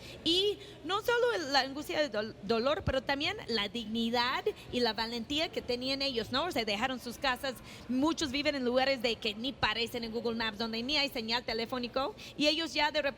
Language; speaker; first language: Spanish; non-native, fluent; English